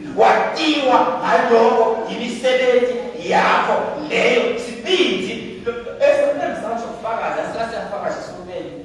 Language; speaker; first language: Zulu; non-native, local second language; Swati